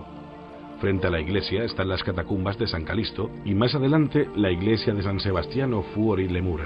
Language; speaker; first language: Spanish; native; Spanish